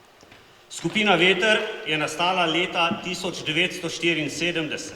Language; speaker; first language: Slovenian; native; Slovenian